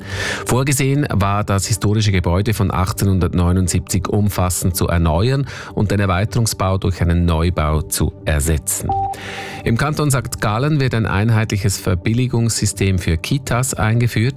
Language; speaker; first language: German; native; German